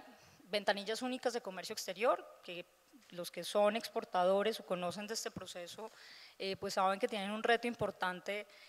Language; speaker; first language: Spanish; native; Spanish